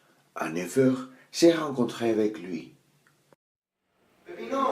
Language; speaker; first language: French; non-native, learner; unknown